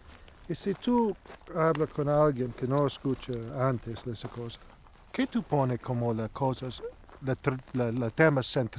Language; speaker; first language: Spanish; non-native, fluent; English